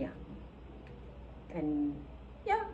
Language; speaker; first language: English; non-native, learner; Vietnamese